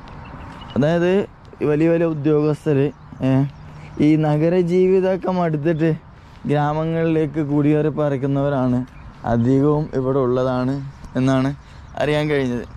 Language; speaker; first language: Malayalam; native; Malayalam